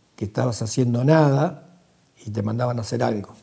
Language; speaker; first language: Spanish; native; Spanish